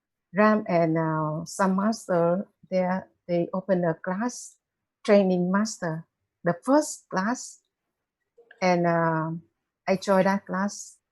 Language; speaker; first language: English; non-native, learner; Vietnamese